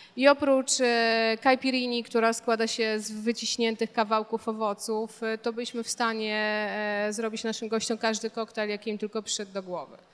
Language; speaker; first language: Polish; native; Polish